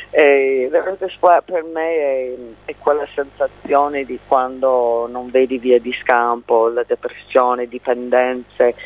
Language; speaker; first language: Italian; non-native, fluent; English